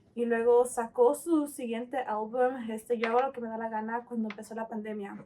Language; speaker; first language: Spanish; early bilingual, heritage; Spanish